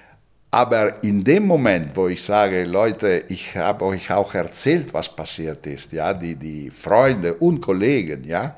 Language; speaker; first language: German; non-native, fluent; Italian